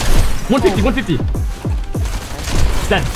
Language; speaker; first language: English; native; English